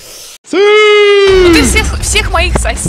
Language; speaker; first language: Russian; native; Russian